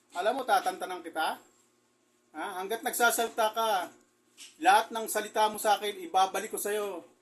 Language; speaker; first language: Filipino; native; Filipino